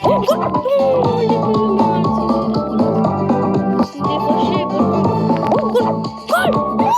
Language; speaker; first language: Spanish; native; Spanish